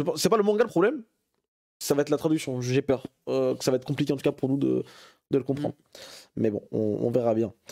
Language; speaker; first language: French; native; French